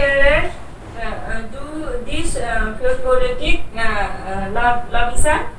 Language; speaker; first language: German; non-native, learner; Hindi